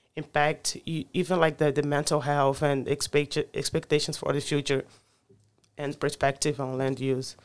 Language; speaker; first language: English; non-native, fluent; Portuguese